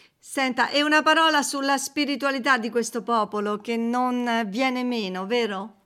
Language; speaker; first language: Italian; native; Italian